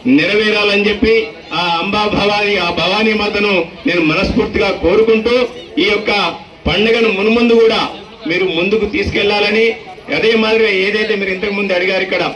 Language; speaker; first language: Telugu; native; Telugu